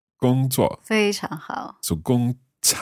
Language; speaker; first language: Chinese; non-native, learner; English